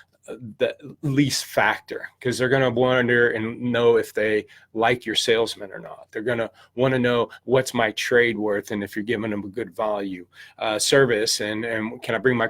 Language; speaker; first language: English; native; English